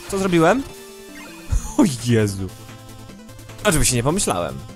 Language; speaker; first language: Polish; native; Polish